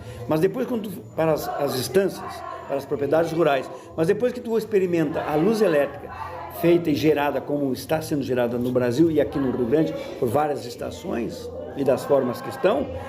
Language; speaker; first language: Portuguese; native; Portuguese